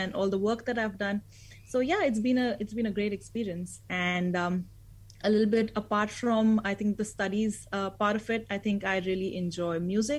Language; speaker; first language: English; non-native, local second language; Hindi